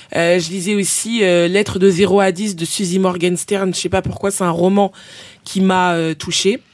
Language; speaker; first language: French; native; French